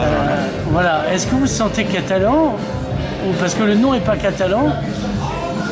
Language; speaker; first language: French; native; French